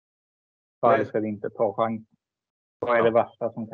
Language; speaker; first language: Swedish; native; Swedish